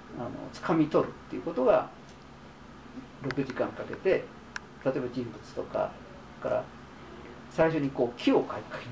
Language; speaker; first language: Japanese; native; Japanese